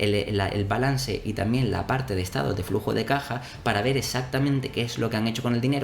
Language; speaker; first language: Spanish; native; Spanish